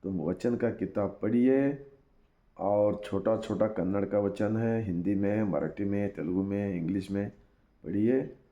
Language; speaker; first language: Hindi; non-native, local second language; Kannada